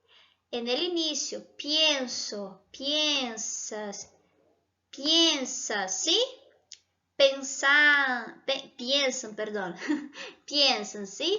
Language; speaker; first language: Spanish; non-native, fluent; Portuguese